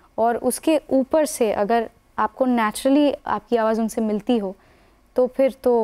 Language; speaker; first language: Hindi; non-native, local second language; Bangla